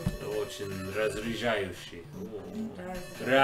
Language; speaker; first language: Russian; non-native, learner; English